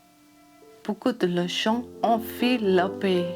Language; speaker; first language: French; non-native, learner; Georgian